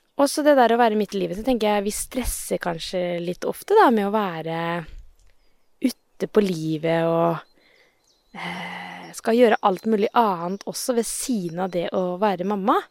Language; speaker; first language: Norwegian; native; Norwegian